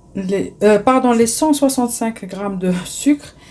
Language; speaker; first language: French; non-native, local second language; Arabic